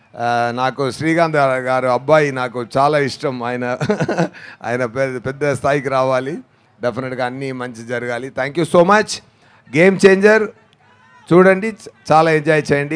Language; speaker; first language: Telugu; non-native, fluent; Tamil